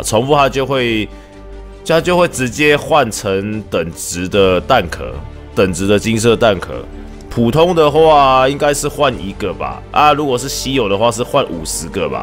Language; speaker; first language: Chinese; native; Chinese